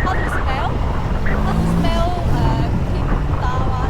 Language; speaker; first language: English; non-native, local second language; Cantonese